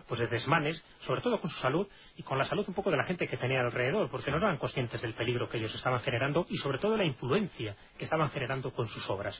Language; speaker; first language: Spanish; native; Spanish